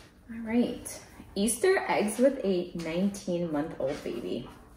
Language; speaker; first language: English; early bilingual, other home language; Russian